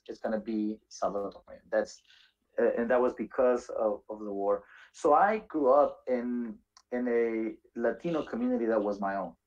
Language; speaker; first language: English; native; English